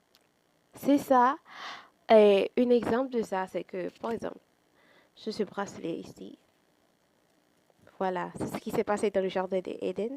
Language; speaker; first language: French; non-native, fluent; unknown